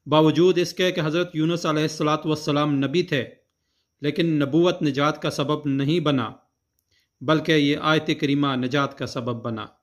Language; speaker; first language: Urdu; native; Urdu